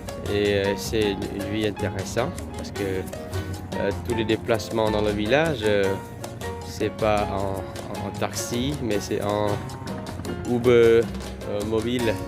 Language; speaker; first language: French; non-native, fluent; Vietnamese